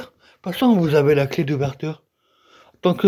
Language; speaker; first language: French; native; French